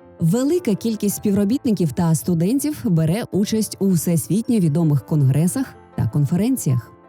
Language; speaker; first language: Ukrainian; native; Ukrainian